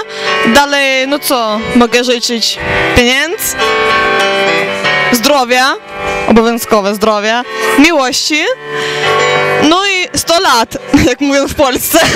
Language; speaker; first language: Polish; non-native, fluent; English